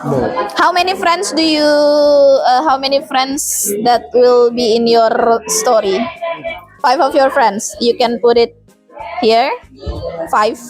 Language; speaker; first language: English; non-native, fluent; Indonesian